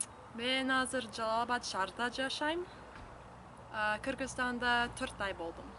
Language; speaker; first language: Kyrgyz; non-native, learner; English